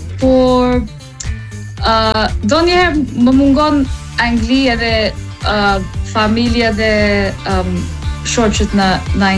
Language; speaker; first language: Albanian; early bilingual, heritage; English